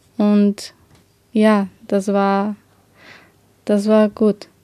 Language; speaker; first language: German; non-native, learner; Romanian